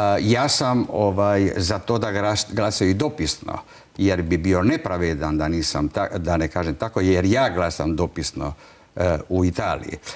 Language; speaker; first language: Croatian; non-native, local second language; Italian